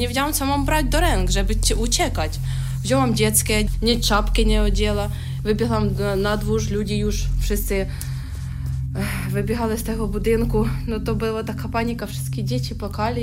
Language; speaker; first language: Polish; non-native, learner; Ukrainian